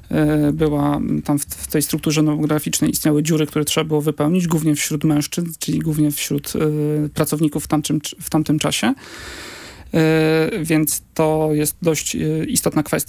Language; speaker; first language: Polish; native; Polish